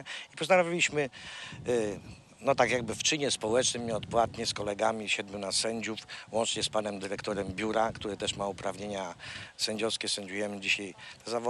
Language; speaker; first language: Polish; native; Polish